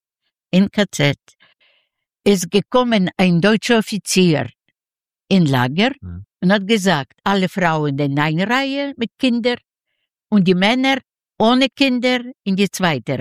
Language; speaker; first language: German; non-native, learner; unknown